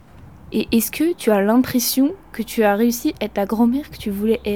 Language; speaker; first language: French; native; French